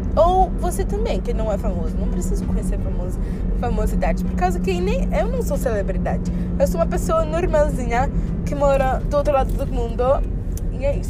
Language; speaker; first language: Portuguese; non-native, fluent; English